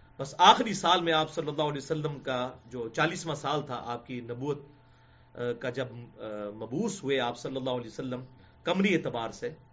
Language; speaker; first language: Urdu; non-native, local second language; Punjabi